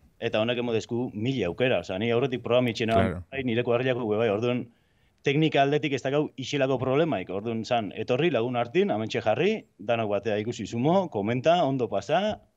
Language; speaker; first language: Basque; native; Basque